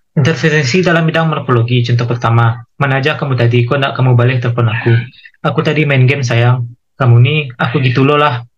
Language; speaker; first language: Indonesian; non-native, local second language; Minangkabau